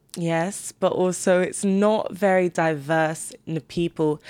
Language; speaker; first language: English; native; English